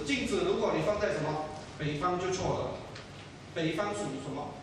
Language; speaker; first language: Chinese; native; Chinese